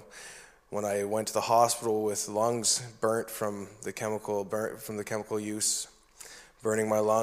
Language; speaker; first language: English; native; English